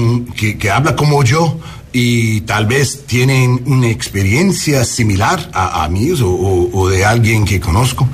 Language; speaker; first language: Spanish; non-native, learner; English